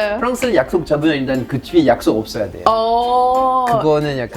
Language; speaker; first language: Korean; non-native, fluent; French